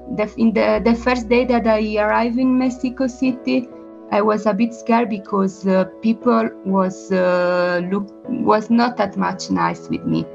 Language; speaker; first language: English; non-native, learner; Italian